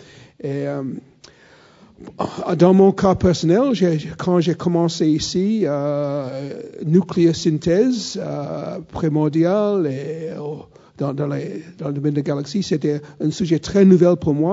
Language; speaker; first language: French; non-native, fluent; English